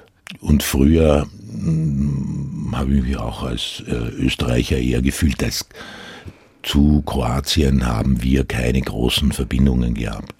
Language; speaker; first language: German; non-native, local second language; Croatian